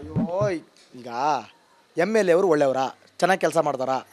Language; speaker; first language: Kannada; native; Kannada